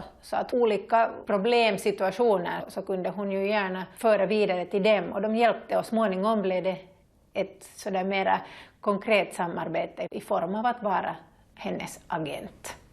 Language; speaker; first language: Swedish; native; Swedish